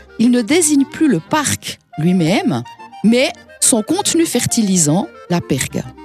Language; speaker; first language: French; native; French